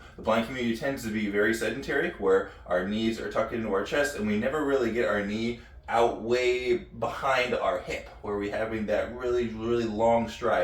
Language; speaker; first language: English; native; English